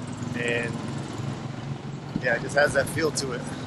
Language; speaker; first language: English; native; English